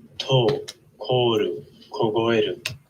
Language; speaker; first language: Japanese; non-native, learner; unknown